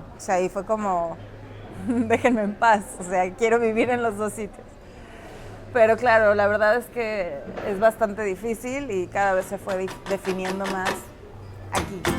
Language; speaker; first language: Spanish; native; Spanish